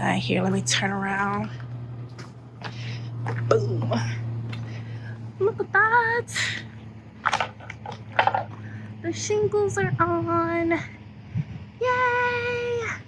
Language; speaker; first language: English; native; English